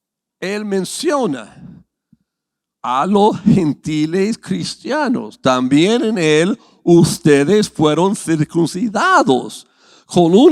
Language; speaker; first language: Spanish; non-native, fluent; English